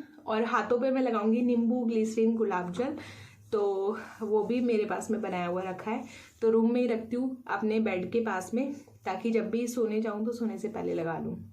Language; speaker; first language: Hindi; native; Hindi